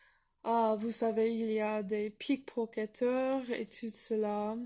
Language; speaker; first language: French; non-native, fluent; English